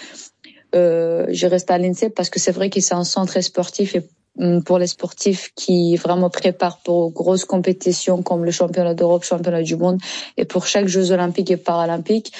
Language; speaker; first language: French; non-native, learner; Persian